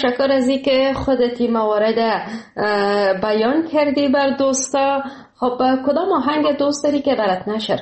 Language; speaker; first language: Persian; native; Persian